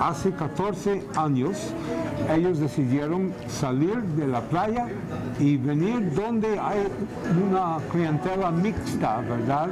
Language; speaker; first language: Spanish; non-native, fluent; English